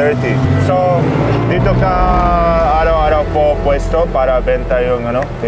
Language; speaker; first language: Filipino; non-native, learner; Arabic